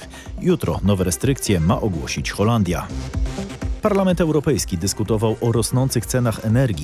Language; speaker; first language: Polish; native; Polish